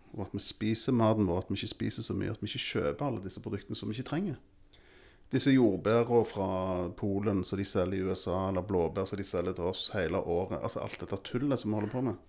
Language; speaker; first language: Norwegian; native; Norwegian